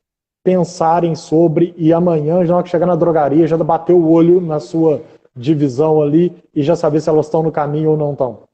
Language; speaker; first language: Portuguese; native; Portuguese